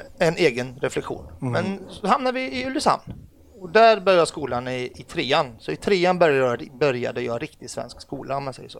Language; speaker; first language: Swedish; early bilingual, other home language; Arabic